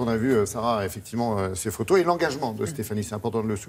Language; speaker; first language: French; native; French